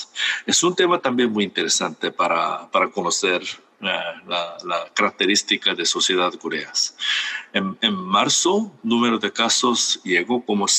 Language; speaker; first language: Spanish; non-native, fluent; Korean